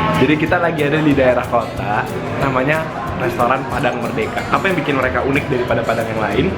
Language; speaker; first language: Indonesian; native; Indonesian